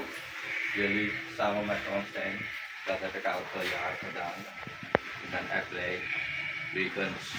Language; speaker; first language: Dutch; non-native, local second language; Javanese